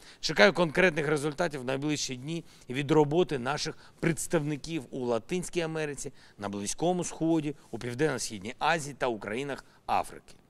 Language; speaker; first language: Ukrainian; non-native, local second language; Russian